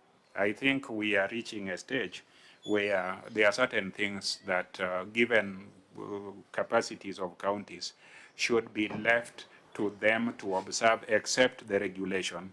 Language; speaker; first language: English; non-native, local second language; Luo (Kenya and Tanzania)